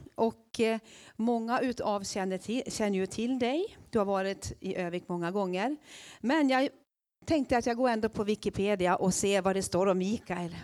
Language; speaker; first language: Swedish; native; Swedish